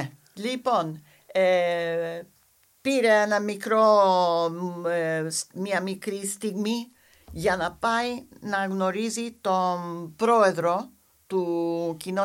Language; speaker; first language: Greek; non-native, learner; English